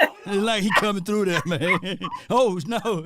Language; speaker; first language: English; native; English